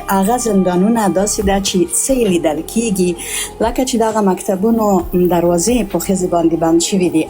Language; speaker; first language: Pashto; non-native, local second language; Persian